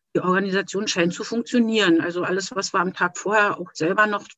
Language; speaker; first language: German; native; German